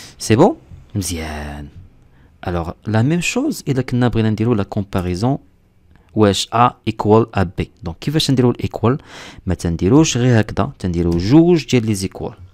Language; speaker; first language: French; non-native, local second language; Arabic